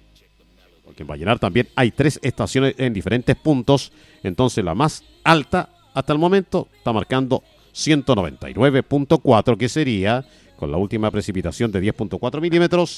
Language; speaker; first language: Spanish; native; Spanish